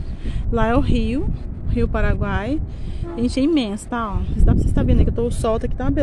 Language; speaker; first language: Portuguese; native; Portuguese